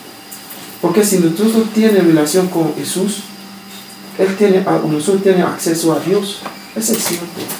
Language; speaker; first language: Spanish; non-native, learner; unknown